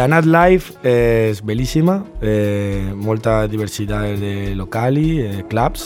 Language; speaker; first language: Italian; non-native, learner; Spanish